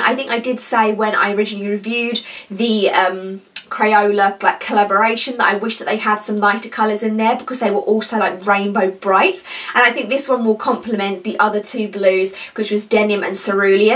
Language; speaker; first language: English; native; English